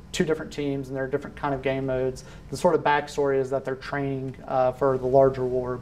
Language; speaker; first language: English; native; English